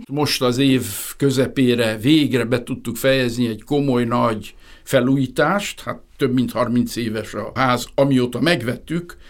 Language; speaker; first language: Hungarian; early bilingual, heritage; Hungarian